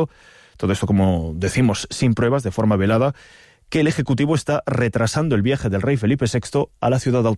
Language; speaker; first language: Spanish; native; Spanish